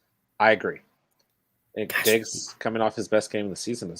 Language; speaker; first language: English; native; English